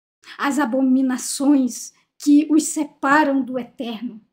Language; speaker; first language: Portuguese; native; Portuguese